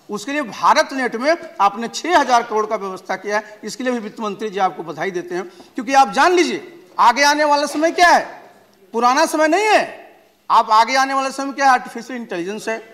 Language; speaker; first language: Hindi; native; Hindi